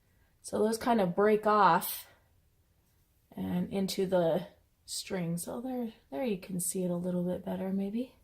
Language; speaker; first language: English; native; English